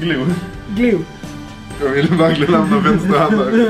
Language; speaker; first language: Swedish; native; Swedish